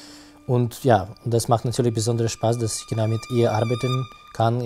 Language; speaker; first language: German; non-native, fluent; Russian